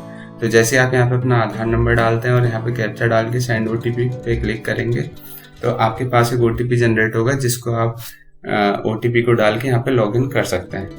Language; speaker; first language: Hindi; native; Hindi